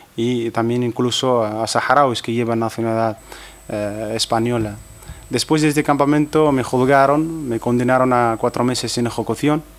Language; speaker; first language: Spanish; non-native, fluent; Arabic